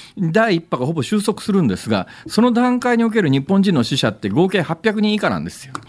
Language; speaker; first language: Japanese; native; Japanese